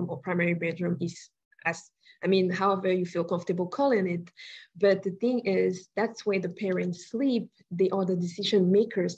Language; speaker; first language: English; non-native, local second language; French